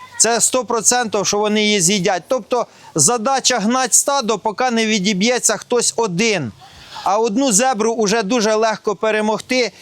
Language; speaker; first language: Ukrainian; non-native, local second language; Russian